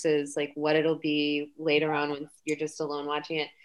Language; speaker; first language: English; native; English